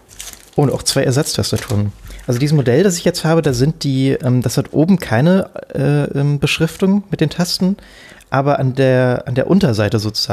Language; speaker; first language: German; native; German